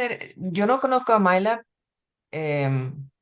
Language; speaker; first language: Spanish; non-native, fluent; English